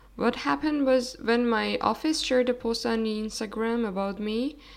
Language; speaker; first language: English; non-native, fluent; Persian